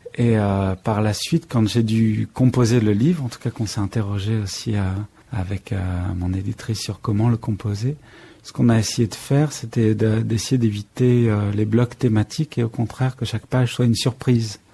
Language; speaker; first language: French; native; French